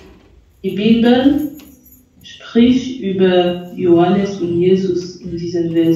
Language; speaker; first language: German; non-native, fluent; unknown